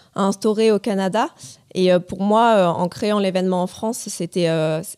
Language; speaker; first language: French; native; French